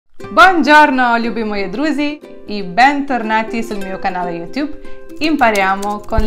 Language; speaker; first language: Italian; non-native, fluent; Ukrainian